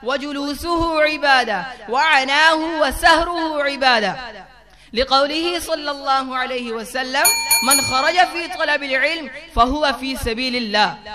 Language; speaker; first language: Arabic; non-native, learner; Urdu